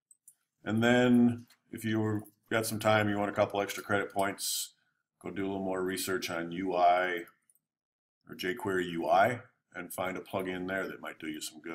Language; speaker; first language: English; native; English